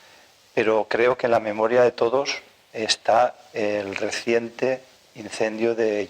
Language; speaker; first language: Spanish; native; Spanish